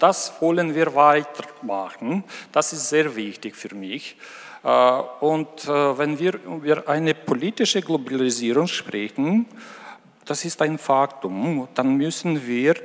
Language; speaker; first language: German; non-native, fluent; Ukrainian